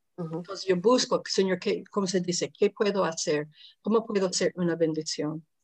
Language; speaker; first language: Spanish; non-native, fluent; English